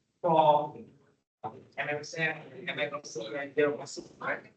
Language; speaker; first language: English; non-native, learner; Vietnamese